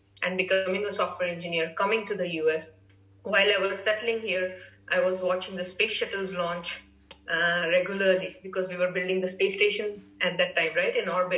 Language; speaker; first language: English; non-native, local second language; Marathi